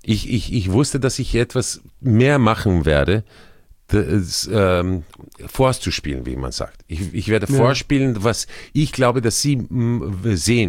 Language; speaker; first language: German; non-native, fluent; Croatian